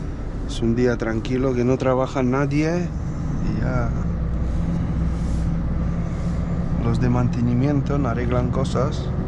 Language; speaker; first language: Spanish; non-native, local second language; Catalan